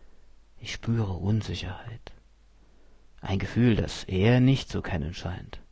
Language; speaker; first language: German; native; German